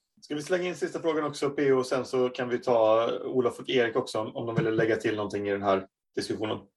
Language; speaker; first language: Swedish; native; Swedish